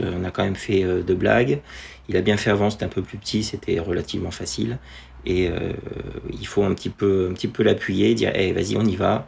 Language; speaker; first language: French; native; French